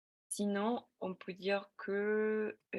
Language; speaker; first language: French; non-native, fluent; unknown